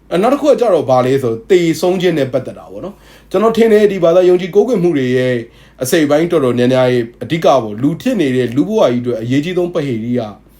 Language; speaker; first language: Burmese; native; Burmese